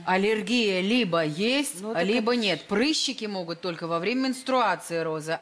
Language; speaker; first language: Russian; native; Russian